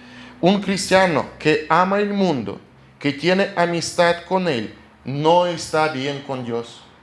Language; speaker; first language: Spanish; non-native, fluent; Russian